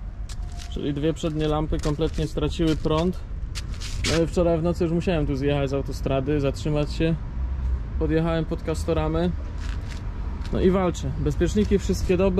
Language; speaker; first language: Polish; native; Polish